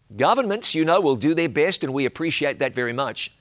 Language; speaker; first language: English; native; English